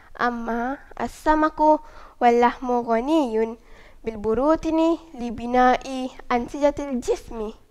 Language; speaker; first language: Arabic; non-native, learner; Malay